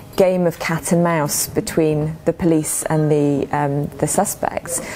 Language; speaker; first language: English; native; English